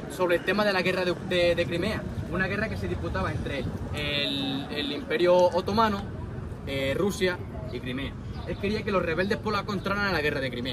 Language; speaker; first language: Spanish; native; Spanish